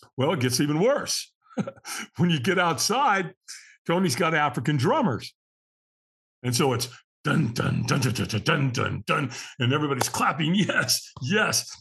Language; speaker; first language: English; native; English